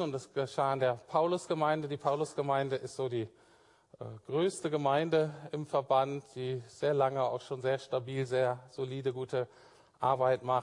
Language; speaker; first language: German; native; German